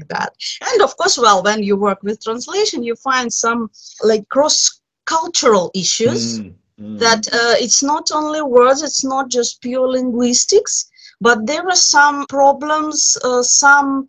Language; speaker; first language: English; non-native, fluent; Russian